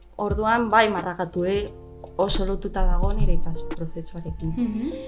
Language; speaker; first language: Basque; non-native, local second language; Spanish